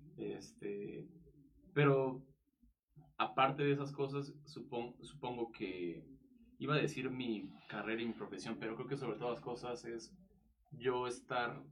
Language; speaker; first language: Spanish; native; Spanish